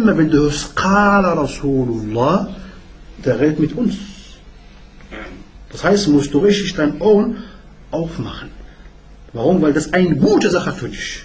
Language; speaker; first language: German; non-native, learner; Arabic